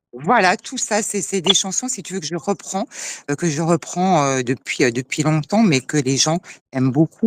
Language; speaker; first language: French; native; French